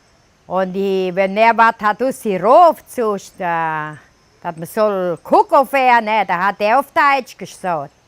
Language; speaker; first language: German; early bilingual, heritage; German